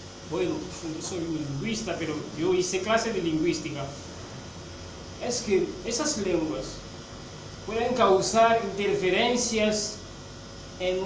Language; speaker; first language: Spanish; non-native, fluent; French